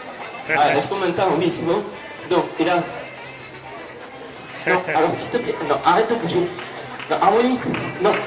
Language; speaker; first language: French; native; French